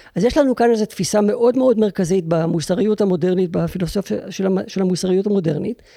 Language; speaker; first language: Hebrew; native; Hebrew